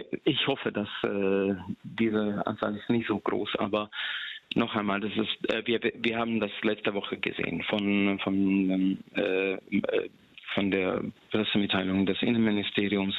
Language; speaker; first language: German; non-native, fluent; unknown